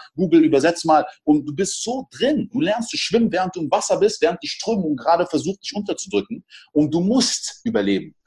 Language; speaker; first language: German; early bilingual, other home language; French